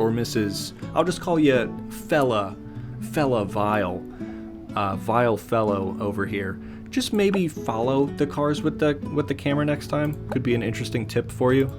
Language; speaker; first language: English; native; English